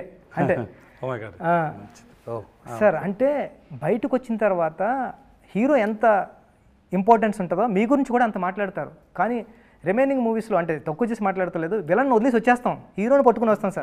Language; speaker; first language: Telugu; native; Telugu